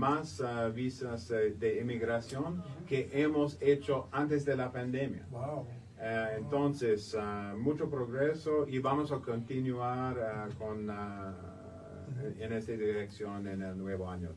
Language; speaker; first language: Spanish; non-native, fluent; English